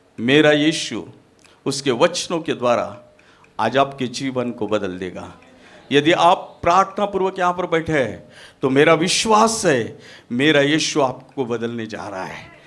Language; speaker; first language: Hindi; non-native, local second language; Marathi